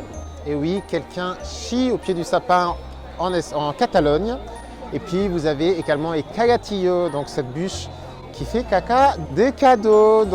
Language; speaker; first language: French; native; French